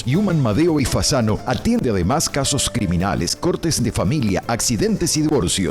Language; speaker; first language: Spanish; native; Spanish